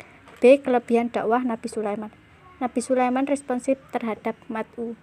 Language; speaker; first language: Indonesian; native; Indonesian